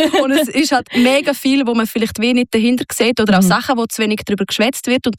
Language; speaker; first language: German; native; German